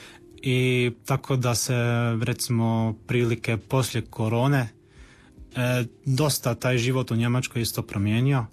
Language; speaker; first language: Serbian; early bilingual, heritage; Croatian